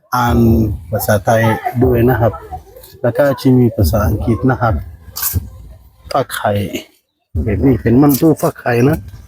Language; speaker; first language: Thai; native; Thai